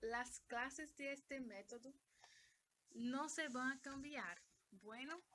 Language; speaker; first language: Spanish; non-native, learner; Portuguese